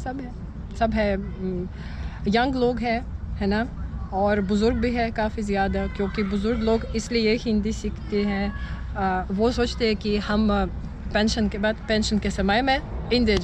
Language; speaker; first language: Hindi; non-native, fluent; Russian